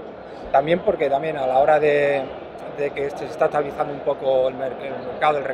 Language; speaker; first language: Spanish; native; Spanish